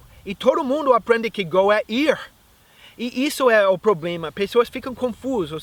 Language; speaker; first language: Portuguese; non-native, fluent; English